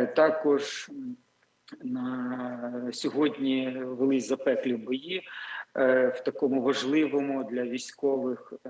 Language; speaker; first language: Ukrainian; native; Ukrainian